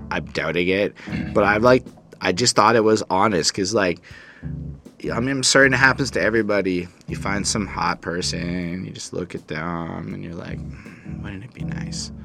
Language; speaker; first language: English; native; English